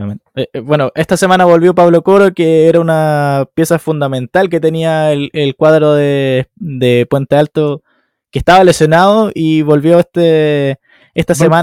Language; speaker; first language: Spanish; native; Spanish